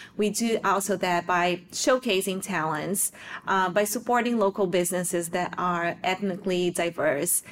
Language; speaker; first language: English; non-native, fluent; Portuguese